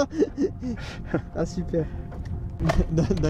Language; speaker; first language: French; native; French